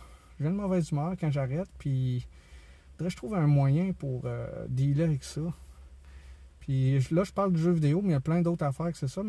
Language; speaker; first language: French; native; French